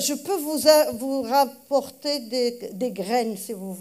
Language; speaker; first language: French; non-native, local second language; Arabic